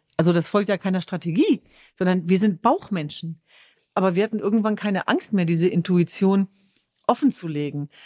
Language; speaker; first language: German; early bilingual, other home language; Kurdish